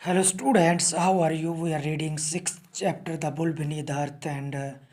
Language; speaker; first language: English; non-native, local second language; Punjabi